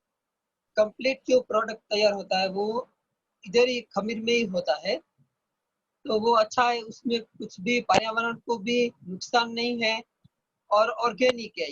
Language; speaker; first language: Hindi; non-native, local second language; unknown